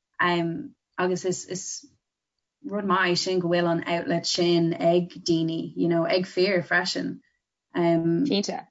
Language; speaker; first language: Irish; non-native, local second language; English